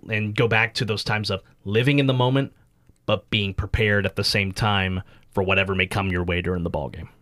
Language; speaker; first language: English; early bilingual, other home language; Filipino